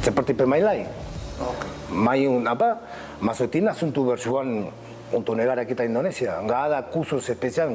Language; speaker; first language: Indonesian; non-native, fluent; Spanish